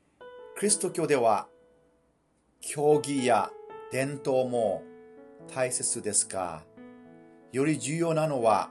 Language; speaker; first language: Japanese; non-native, fluent; Burmese